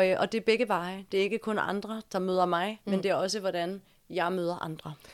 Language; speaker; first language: Danish; early bilingual, other home language; English